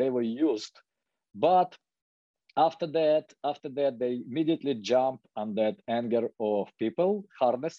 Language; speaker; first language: English; non-native, fluent; Ukrainian